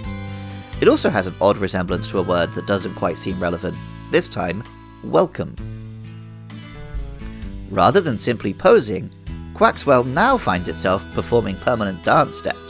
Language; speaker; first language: English; native; English